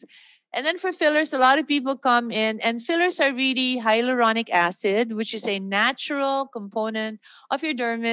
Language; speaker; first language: English; non-native, local second language; Filipino